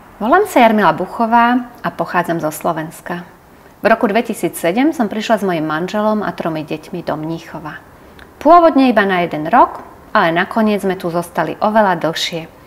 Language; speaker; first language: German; non-native, fluent; Slovak